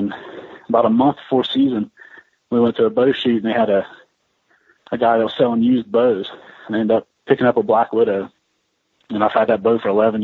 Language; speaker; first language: English; native; English